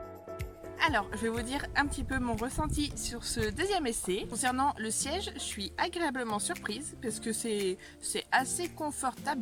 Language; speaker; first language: French; native; French